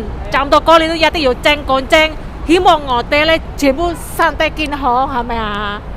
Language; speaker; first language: Cantonese; non-native, fluent; Indonesian